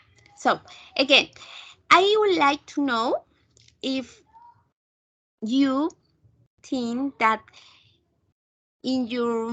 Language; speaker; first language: English; non-native, fluent; Spanish